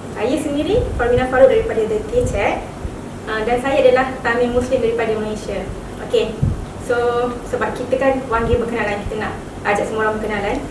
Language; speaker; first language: Malay; non-native, local second language; Tamil